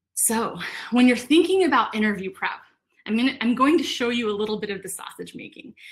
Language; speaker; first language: English; native; English